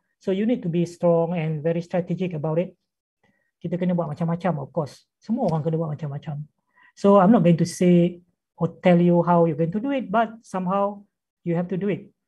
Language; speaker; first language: English; non-native, local second language; Malay